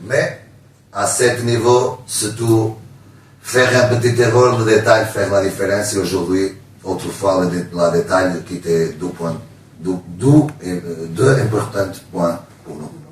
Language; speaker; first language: French; non-native, learner; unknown